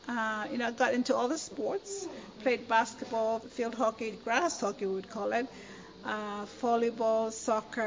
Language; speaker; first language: English; non-native, fluent; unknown